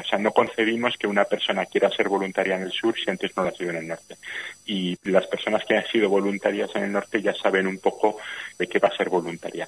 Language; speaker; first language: Spanish; native; Spanish